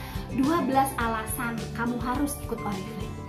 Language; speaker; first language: Indonesian; native; Indonesian